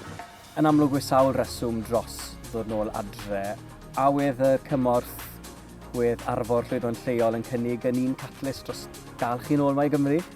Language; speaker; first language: Welsh; native; Welsh